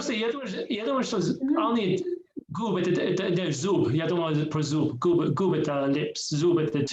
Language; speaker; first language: Russian; non-native, learner; English